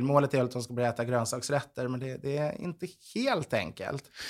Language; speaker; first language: Swedish; native; Swedish